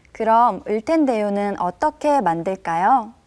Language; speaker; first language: Korean; native; Korean